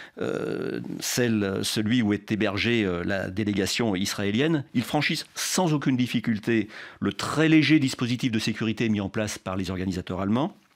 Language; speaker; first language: French; native; French